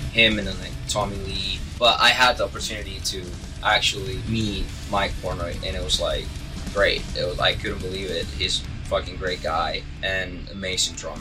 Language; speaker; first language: English; non-native, fluent; Spanish